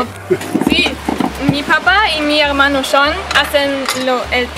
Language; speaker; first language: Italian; non-native, learner; German